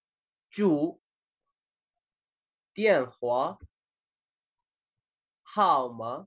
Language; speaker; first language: Chinese; non-native, learner; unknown